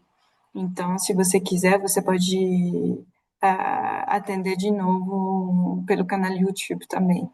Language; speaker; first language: Portuguese; non-native, fluent; French